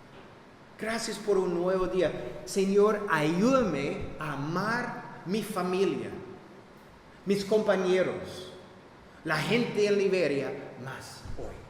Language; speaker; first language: Spanish; non-native, fluent; English